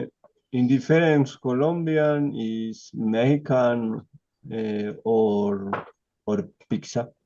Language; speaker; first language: English; non-native, learner; Spanish